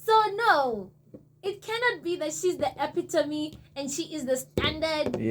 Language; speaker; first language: English; non-native, local second language; Zulu